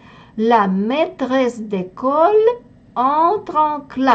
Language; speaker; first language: French; non-native, fluent; Russian